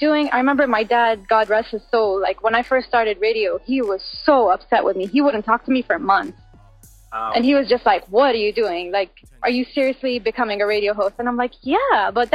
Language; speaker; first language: English; non-native, fluent; Arabic